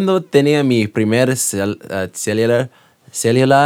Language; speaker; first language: Spanish; non-native, learner; English